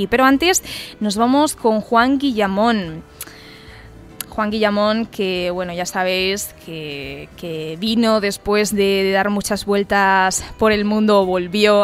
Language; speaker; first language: Spanish; native; Spanish